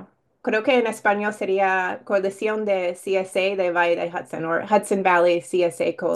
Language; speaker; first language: Spanish; non-native, fluent; English